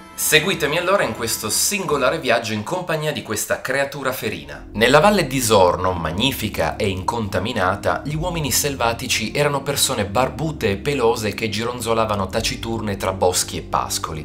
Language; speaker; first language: Italian; native; Italian